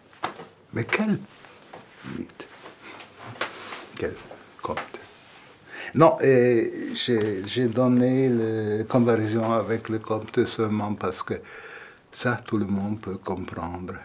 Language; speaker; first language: French; non-native, fluent; German